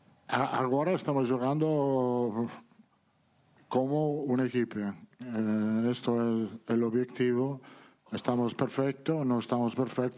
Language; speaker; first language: Portuguese; non-native, learner; Italian